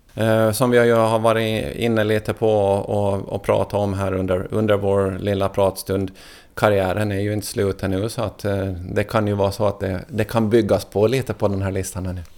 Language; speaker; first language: Swedish; native; Swedish